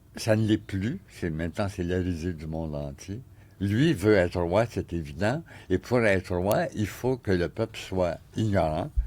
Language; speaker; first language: French; native; French